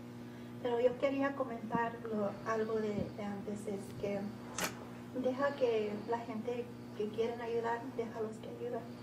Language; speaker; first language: Spanish; early bilingual, heritage; Spanish